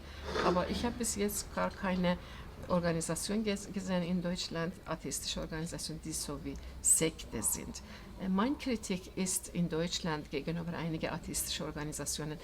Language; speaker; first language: German; non-native, fluent; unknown